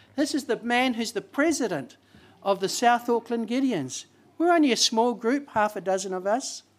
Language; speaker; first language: English; native; English